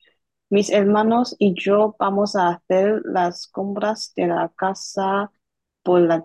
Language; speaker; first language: Spanish; non-native, learner; Chinese